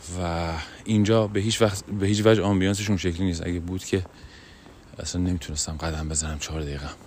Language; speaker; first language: Persian; non-native, local second language; Azerbaijani